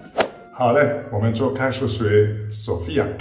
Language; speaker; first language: Chinese; non-native, fluent; Spanish